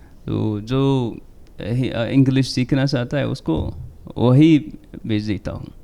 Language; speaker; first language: Hindi; non-native, fluent; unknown